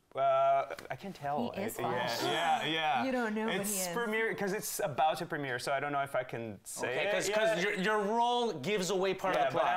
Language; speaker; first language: English; early bilingual, other home language; Portuguese